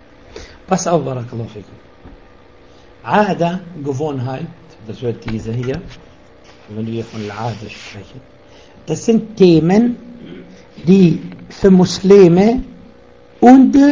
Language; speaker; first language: German; non-native, fluent; Arabic